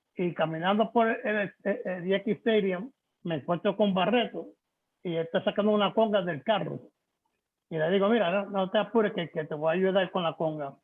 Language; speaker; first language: Spanish; early bilingual, heritage; Spanish